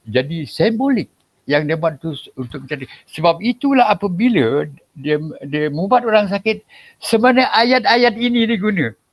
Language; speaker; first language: Malay; non-native, local second language; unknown